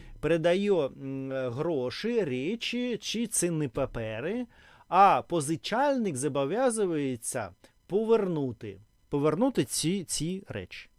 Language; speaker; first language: Ukrainian; non-native, learner; Russian